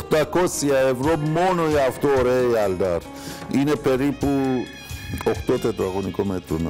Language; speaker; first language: Greek; non-native, learner; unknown